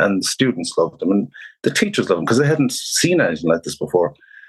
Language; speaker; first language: English; native; English